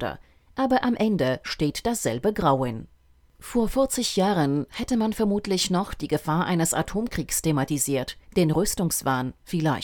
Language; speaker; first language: German; native; German